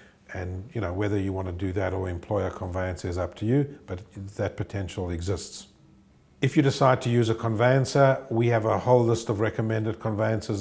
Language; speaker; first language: English; native; English